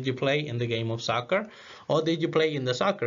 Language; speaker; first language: English; non-native, fluent; Spanish